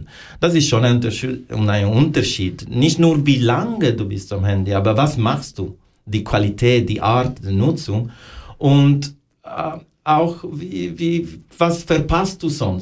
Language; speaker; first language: German; non-native, learner; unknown